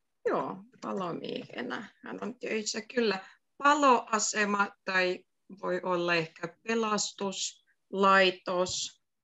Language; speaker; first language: Finnish; native; Finnish